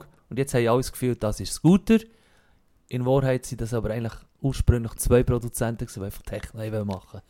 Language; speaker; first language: German; native; German